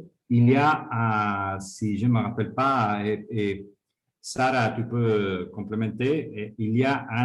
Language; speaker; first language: French; non-native, fluent; Spanish